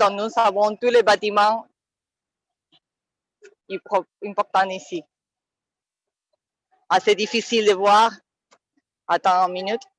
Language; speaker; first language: French; non-native, fluent; Spanish